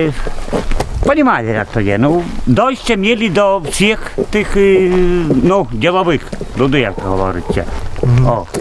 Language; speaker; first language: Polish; non-native, local second language; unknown